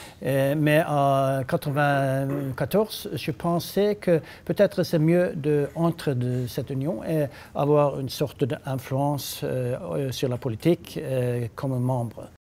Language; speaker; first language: French; non-native, learner; Norwegian